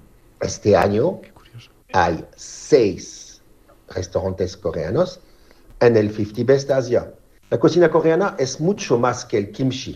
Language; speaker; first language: Spanish; non-native, fluent; French